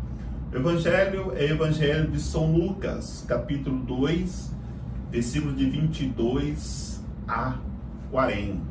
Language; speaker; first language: Portuguese; native; Portuguese